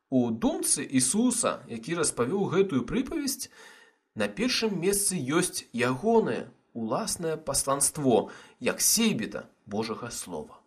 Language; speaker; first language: Belarusian; non-native, local second language; Russian